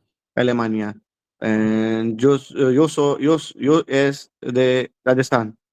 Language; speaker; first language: Spanish; non-native, learner; Hindi